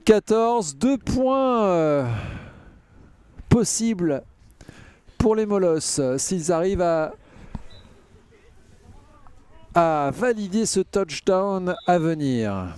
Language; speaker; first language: French; native; French